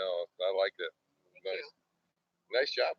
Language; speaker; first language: English; native; English